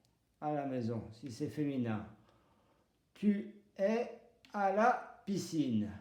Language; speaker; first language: French; non-native, fluent; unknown